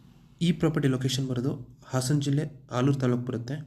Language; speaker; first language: Kannada; native; Kannada